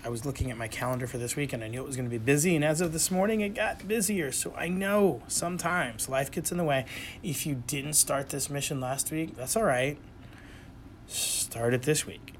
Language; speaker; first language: English; native; English